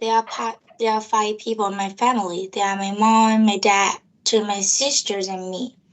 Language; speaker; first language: English; non-native, learner; Vietnamese